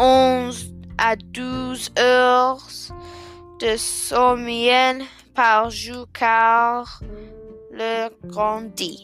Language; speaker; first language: French; non-native, learner; English